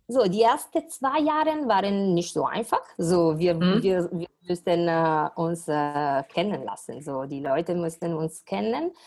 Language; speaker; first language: German; non-native, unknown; Italian